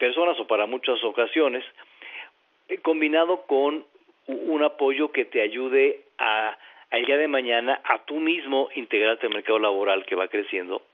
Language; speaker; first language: Spanish; native; Spanish